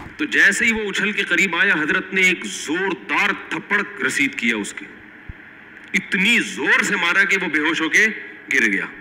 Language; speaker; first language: Urdu; native; Urdu